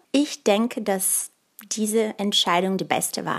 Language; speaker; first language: German; early bilingual, other home language; Bulgarian